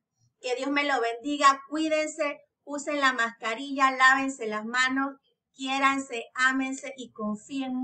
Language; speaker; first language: Spanish; native; Spanish